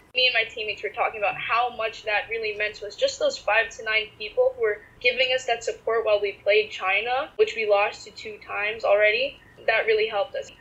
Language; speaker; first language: English; native; English